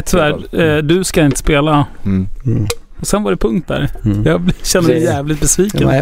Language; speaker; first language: Swedish; native; Swedish